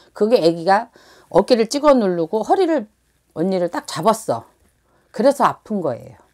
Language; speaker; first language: Korean; native; Korean